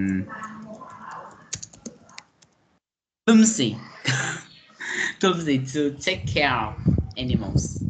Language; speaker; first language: English; non-native, learner; Vietnamese